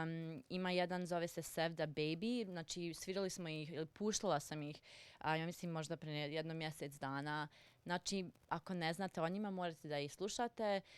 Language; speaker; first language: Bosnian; early bilingual, heritage; Serbian